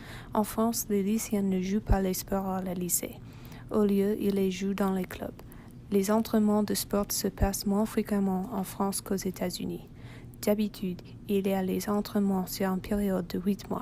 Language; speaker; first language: French; non-native, learner; English